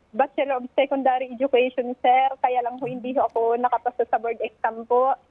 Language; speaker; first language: Filipino; non-native, local second language; Bikol